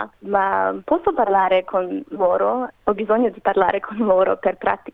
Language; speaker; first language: Italian; non-native, learner; Macedonian